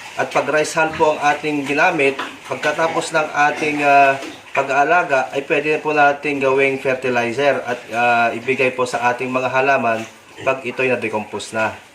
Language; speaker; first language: Filipino; non-native, local second language; Iloko